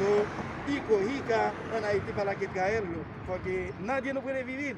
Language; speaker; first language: Spanish; non-native, learner; Haitian Creole